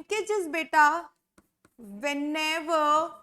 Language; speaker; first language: English; non-native, local second language; Hindi